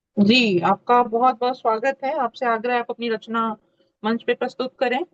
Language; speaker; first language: Hindi; native; Hindi